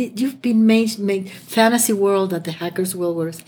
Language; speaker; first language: English; non-native, fluent; Spanish